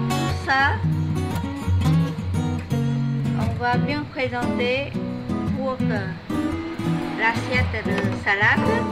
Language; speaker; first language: French; non-native, fluent; Vietnamese